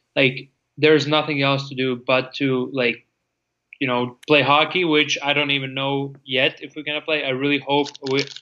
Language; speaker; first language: English; non-native, fluent; Latvian